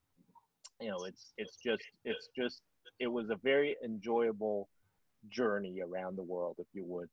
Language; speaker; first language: English; non-native, local second language; Cantonese